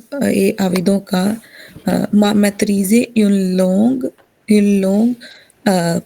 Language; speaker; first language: French; non-native, learner; Hindi